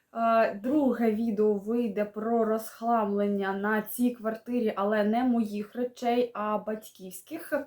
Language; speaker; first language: Ukrainian; non-native, local second language; Russian